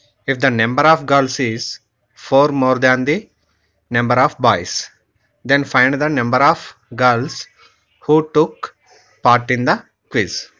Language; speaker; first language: English; non-native, local second language; Telugu